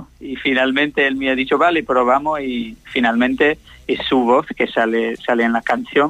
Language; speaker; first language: Spanish; non-native, learner; English